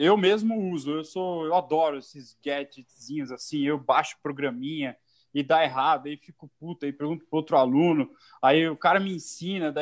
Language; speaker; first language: Portuguese; native; Portuguese